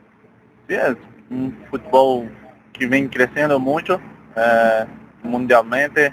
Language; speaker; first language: Spanish; non-native, learner; Portuguese